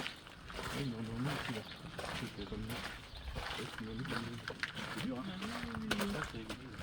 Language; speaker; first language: French; non-native, local second language; Malagasy